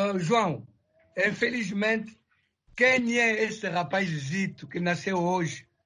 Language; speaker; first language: Portuguese; non-native, fluent; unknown